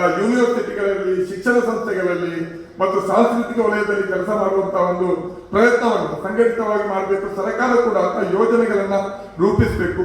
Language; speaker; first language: Kannada; non-native, local second language; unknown